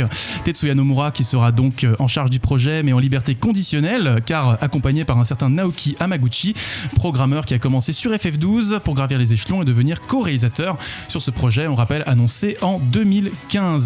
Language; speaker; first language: French; native; French